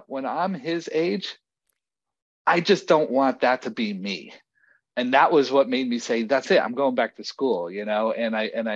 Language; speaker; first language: English; native; English